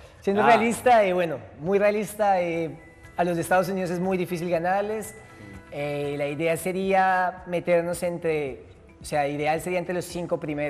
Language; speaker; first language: Spanish; native; Spanish